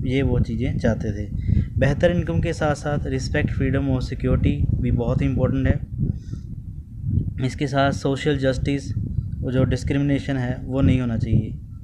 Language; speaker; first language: Hindi; native; Hindi